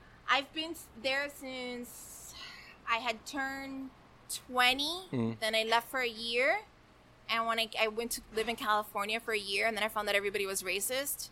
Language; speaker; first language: English; early bilingual, other home language; Spanish